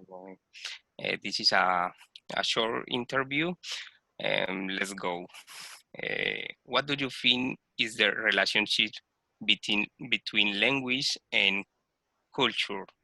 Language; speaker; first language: English; non-native, learner; Spanish